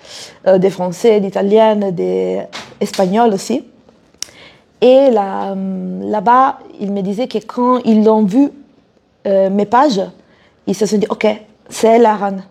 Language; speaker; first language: French; non-native, fluent; Italian